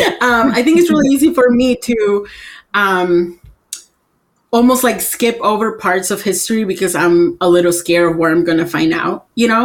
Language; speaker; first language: English; early bilingual, other home language; Spanish